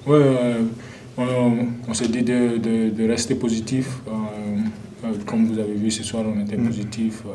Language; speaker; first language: French; non-native, fluent; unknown